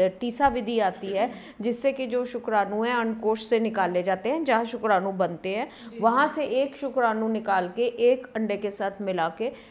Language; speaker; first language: Hindi; non-native, local second language; Punjabi